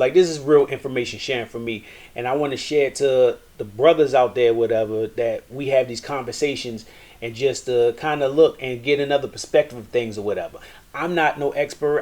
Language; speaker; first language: English; native; English